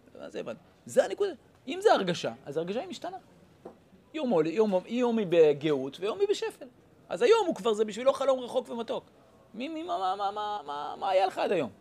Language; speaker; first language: Hebrew; native; Hebrew